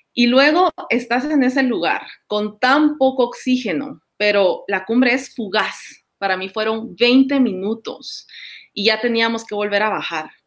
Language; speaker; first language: Spanish; native; Spanish